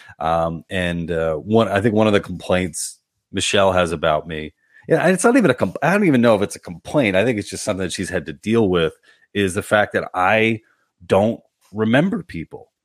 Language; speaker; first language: English; native; English